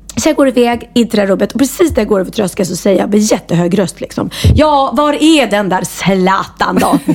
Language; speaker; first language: Swedish; native; Swedish